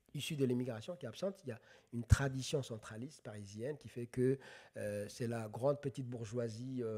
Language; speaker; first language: French; non-native, local second language; Somali